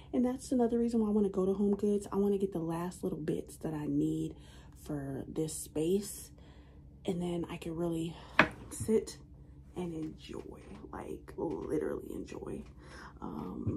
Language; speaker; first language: English; native; English